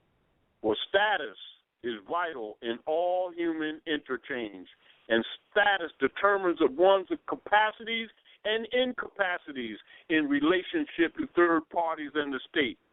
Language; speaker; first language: English; native; English